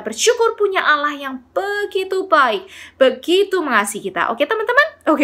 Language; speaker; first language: Indonesian; native; Indonesian